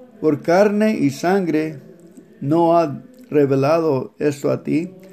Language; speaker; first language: Spanish; early bilingual, heritage; Spanish